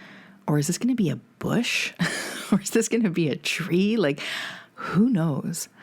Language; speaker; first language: English; native; English